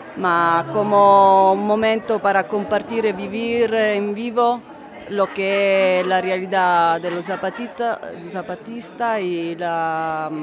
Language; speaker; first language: Spanish; non-native, fluent; Italian